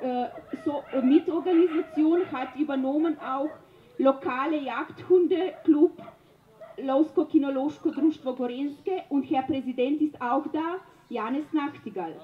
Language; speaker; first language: German; non-native, learner; Slovenian